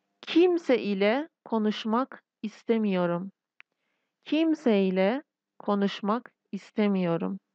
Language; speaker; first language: Turkish; non-native, fluent; Persian